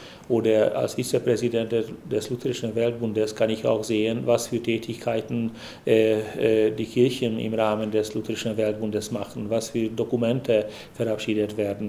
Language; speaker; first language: German; non-native, fluent; Hungarian